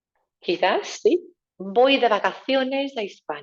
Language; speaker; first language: Spanish; non-native, fluent; English